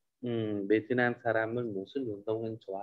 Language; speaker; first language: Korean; non-native, fluent; Vietnamese